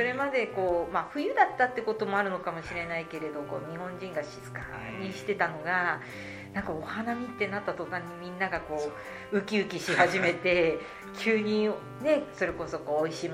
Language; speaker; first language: Japanese; native; Japanese